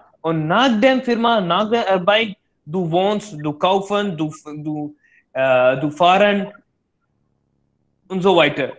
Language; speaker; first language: German; non-native, learner; Hindi